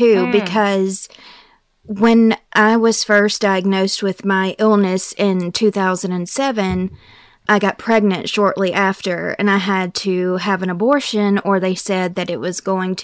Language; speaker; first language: English; native; English